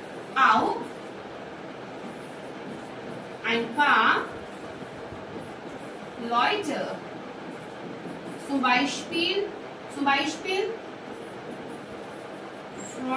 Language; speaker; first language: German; non-native, fluent; Hindi